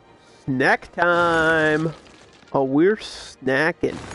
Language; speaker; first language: English; native; English